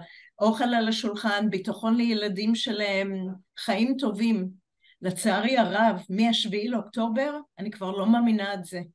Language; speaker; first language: Hebrew; non-native, fluent; English